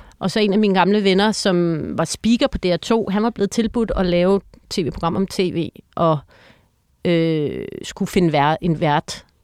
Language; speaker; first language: Danish; native; Danish